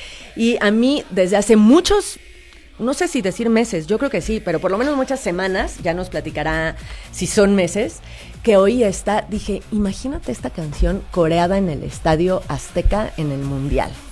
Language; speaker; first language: Spanish; native; Spanish